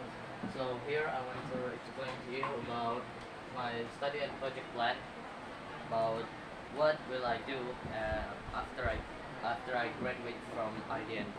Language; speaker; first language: English; non-native, learner; Indonesian